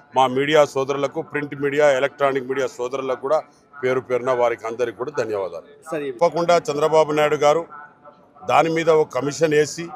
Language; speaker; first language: Telugu; non-native, local second language; Lambadi